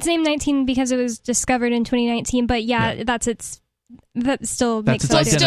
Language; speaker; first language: English; native; English